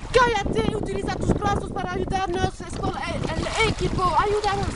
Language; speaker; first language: Spanish; non-native, learner; French